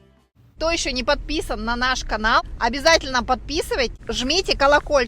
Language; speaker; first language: Russian; native; Russian